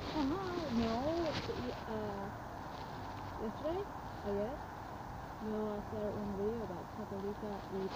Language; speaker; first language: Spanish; non-native, learner; English